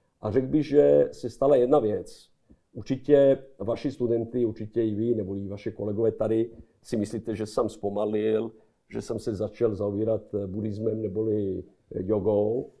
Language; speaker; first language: Czech; non-native, fluent; Serbian